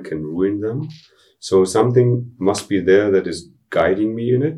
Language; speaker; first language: English; non-native, fluent; German